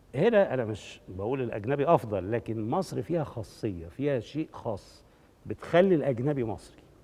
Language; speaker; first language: Arabic; native; Arabic